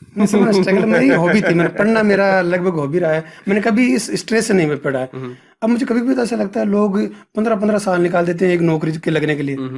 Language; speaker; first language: Hindi; native; Hindi